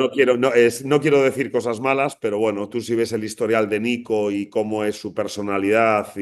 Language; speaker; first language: Spanish; native; Spanish